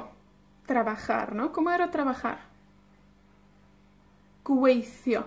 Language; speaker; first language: Spanish; non-native, fluent; Welsh